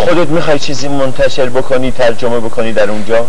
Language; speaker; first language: Persian; native; Persian